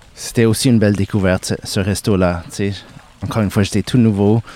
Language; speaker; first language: French; non-native, local second language; English